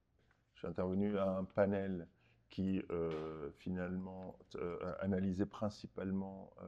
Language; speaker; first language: French; non-native, local second language; Arabic